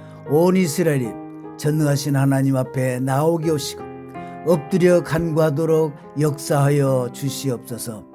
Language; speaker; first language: Korean; native; Korean